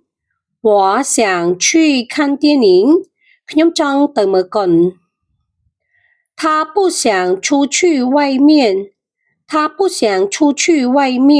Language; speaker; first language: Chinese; non-native, fluent; Khmer